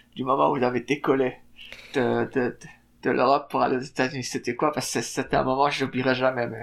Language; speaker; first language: French; native; French